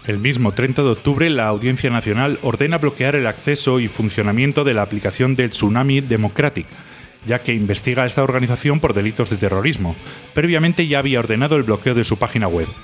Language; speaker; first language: Spanish; native; Spanish